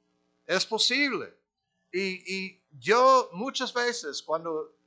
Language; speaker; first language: Spanish; non-native, fluent; English